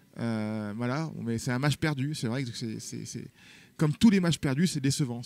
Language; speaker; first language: French; native; French